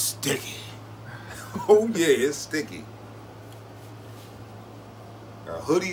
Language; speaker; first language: English; native; English